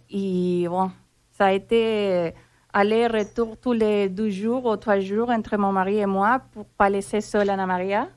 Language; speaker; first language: French; non-native, fluent; Spanish